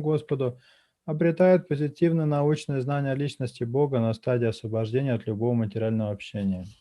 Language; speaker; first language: Russian; native; Russian